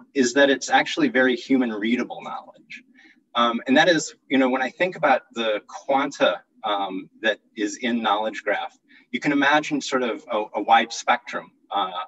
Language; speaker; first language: English; native; English